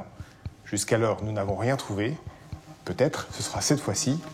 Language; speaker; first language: French; native; French